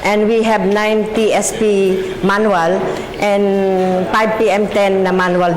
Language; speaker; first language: English; non-native, local second language; Filipino